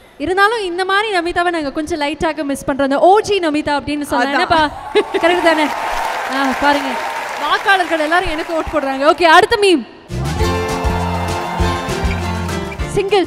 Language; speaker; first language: Tamil; native; Tamil